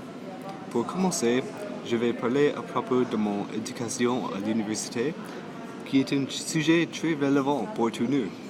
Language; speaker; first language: French; non-native, local second language; English